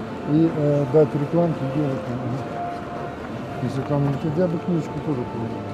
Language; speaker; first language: Russian; native; Russian